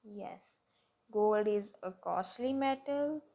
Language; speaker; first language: English; non-native, local second language; Punjabi